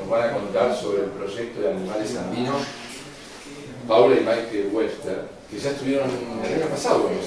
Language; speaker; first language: Spanish; native; Spanish